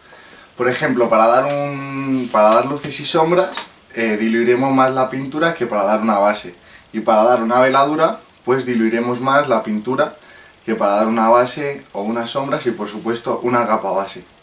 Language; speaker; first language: Spanish; native; Spanish